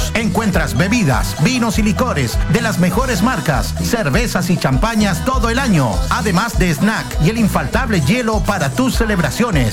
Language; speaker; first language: Spanish; native; Spanish